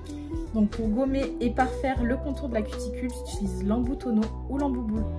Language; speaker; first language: French; native; French